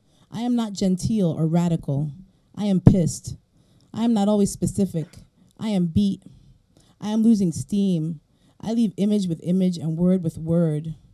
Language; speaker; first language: English; early bilingual, other home language; Spanish